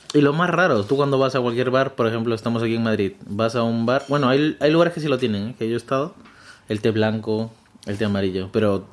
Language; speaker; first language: Spanish; native; Spanish